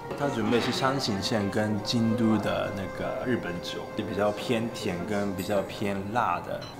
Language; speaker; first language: Chinese; non-native, fluent; Japanese